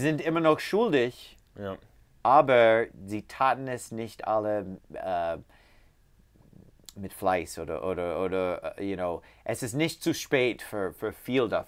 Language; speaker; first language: German; non-native, fluent; English